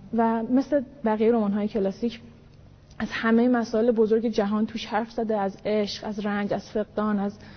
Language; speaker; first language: Persian; native; Persian